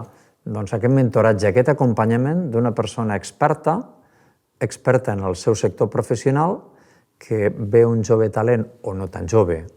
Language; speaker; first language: Catalan; native; Catalan